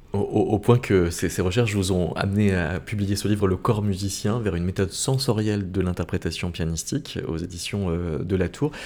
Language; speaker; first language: French; native; French